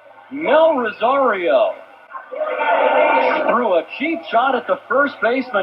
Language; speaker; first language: English; native; English